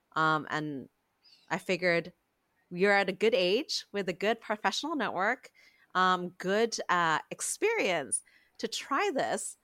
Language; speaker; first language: English; non-native, local second language; Cantonese